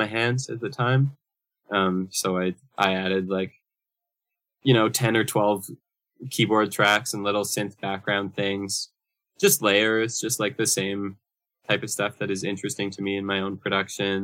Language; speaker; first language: English; native; English